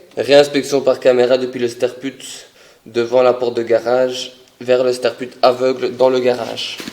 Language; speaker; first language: French; native; French